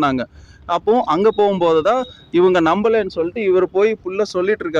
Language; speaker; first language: Tamil; native; Tamil